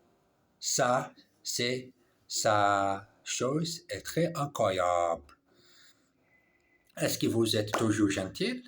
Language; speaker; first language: French; non-native, learner; English